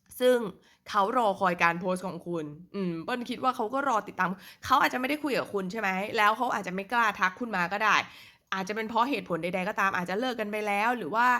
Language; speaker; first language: Thai; native; Thai